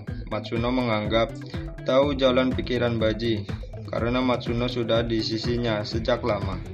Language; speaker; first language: Indonesian; native; Indonesian